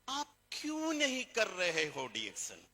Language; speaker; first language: Hindi; non-native, fluent; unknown